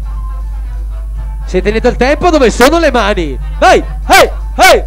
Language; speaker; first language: Italian; native; Italian